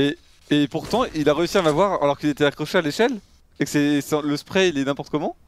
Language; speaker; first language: French; native; French